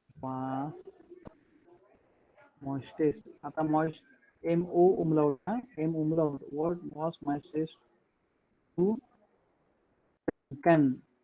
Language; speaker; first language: German; non-native, fluent; Marathi